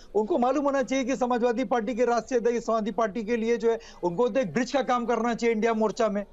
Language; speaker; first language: Hindi; native; Hindi